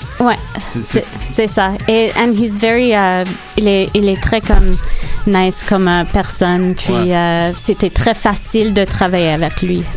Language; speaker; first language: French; non-native, local second language; English